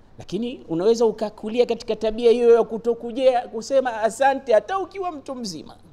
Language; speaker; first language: Swahili; native; Swahili